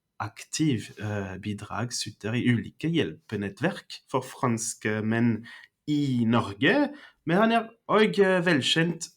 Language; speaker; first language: Norwegian; non-native, fluent; French